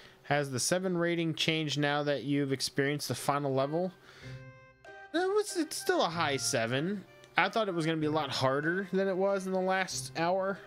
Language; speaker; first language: English; native; English